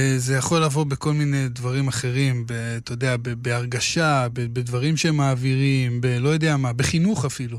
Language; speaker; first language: Hebrew; native; Hebrew